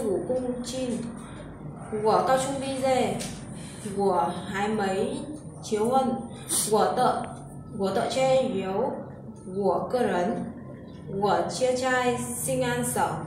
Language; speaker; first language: Chinese; non-native, learner; Vietnamese